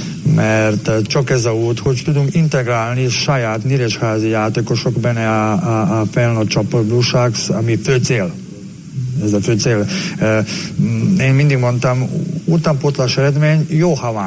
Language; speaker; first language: Hungarian; non-native, learner; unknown